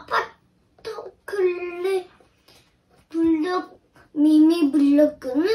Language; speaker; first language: Korean; early bilingual, heritage; Korean